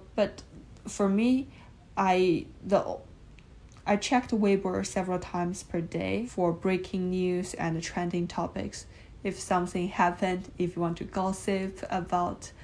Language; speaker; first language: English; non-native, fluent; Chinese